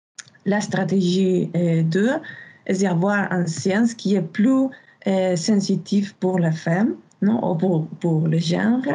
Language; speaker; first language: French; non-native, fluent; Spanish